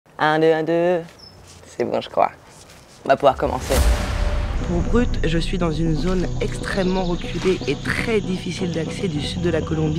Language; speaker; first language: French; native; French